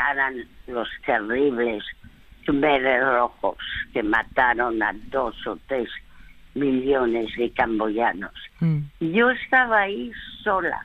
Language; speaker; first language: Spanish; early bilingual, other home language; French